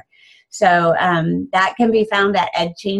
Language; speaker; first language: English; native; English